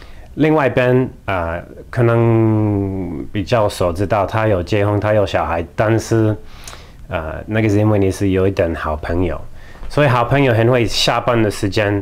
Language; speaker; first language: Chinese; non-native, fluent; English